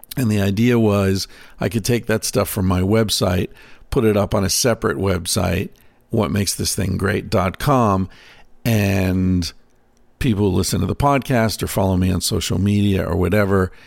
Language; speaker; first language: English; native; English